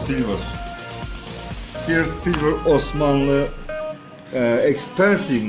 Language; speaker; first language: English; non-native, learner; Turkish